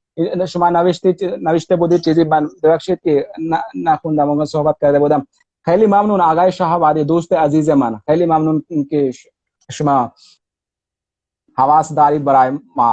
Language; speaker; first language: Persian; non-native, learner; Hindi